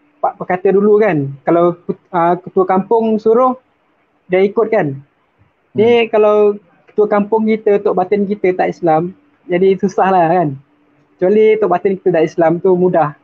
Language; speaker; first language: Malay; non-native, local second language; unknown